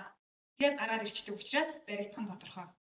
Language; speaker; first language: Mongolian; native; Mongolian